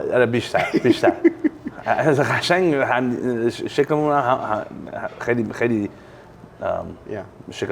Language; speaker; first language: Persian; early bilingual, heritage; English